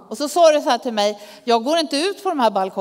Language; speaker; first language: Swedish; native; Swedish